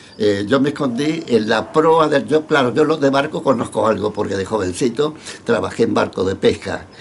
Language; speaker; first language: Spanish; native; Spanish